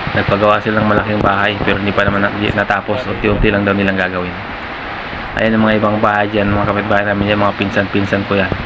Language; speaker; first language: Filipino; non-native, local second language; Cebuano